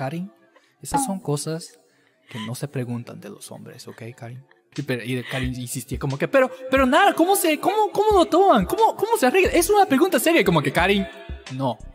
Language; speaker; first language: Spanish; non-native, fluent; Japanese